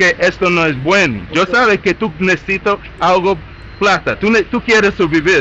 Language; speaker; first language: Spanish; non-native, learner; English